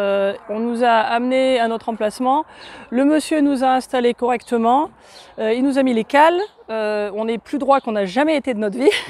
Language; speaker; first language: French; native; French